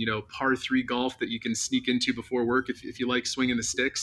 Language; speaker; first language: English; native; English